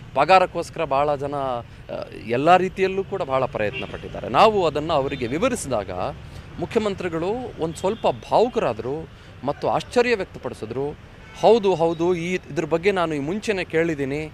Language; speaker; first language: Kannada; native; Kannada